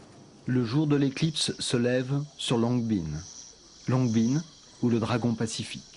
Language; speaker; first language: French; native; French